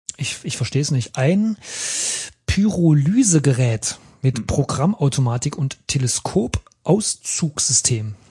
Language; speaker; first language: German; native; German